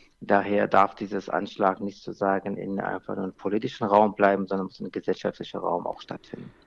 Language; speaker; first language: German; non-native, fluent; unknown